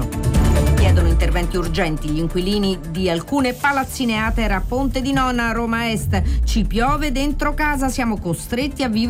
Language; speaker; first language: Italian; native; Italian